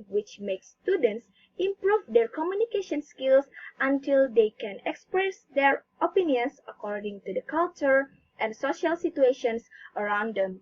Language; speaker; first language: English; non-native, learner; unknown